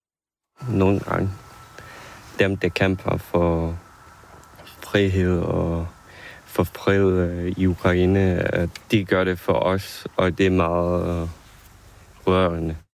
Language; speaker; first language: Danish; non-native, fluent; Ukrainian